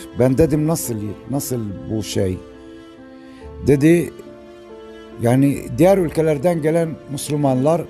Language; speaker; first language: Turkish; non-native, fluent; Arabic